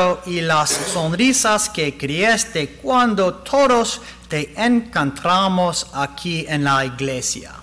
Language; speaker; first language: Spanish; non-native, learner; English